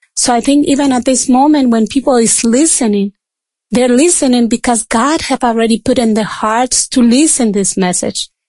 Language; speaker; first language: English; non-native, fluent; Spanish